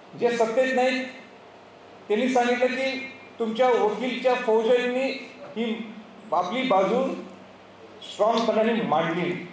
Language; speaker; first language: Marathi; native; Marathi